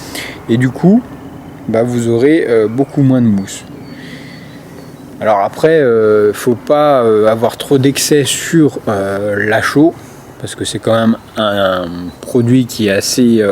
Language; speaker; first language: French; native; French